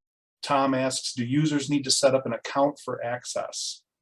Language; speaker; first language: English; native; English